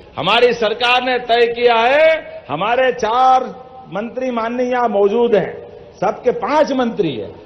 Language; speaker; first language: Hindi; native; Hindi